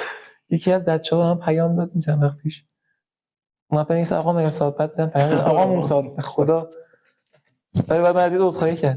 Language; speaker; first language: Persian; native; Persian